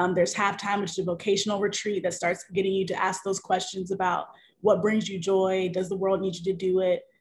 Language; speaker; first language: English; native; English